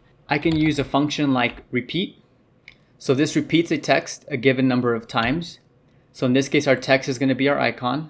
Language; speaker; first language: English; native; English